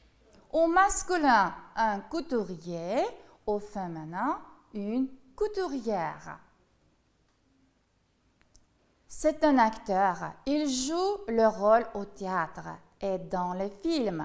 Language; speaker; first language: French; non-native, fluent; Uzbek